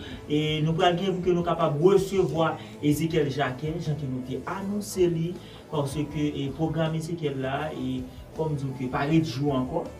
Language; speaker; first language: French; non-native, local second language; Haitian Creole